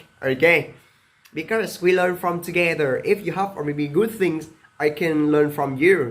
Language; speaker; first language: English; non-native, learner; Vietnamese